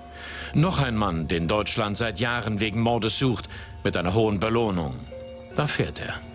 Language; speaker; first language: German; native; German